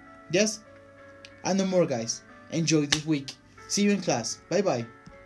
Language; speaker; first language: English; non-native, fluent; Spanish